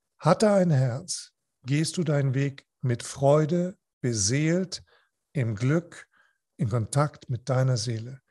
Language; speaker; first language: German; non-native, fluent; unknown